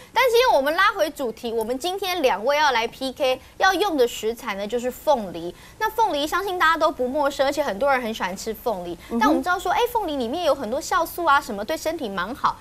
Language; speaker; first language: Chinese; native; Chinese